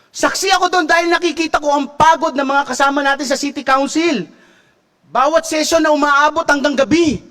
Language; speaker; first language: Filipino; native; Filipino